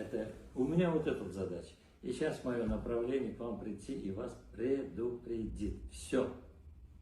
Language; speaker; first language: Russian; non-native, local second language; Uzbek